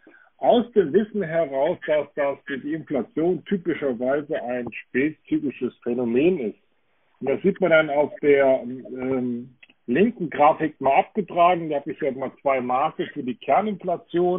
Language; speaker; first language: German; native; German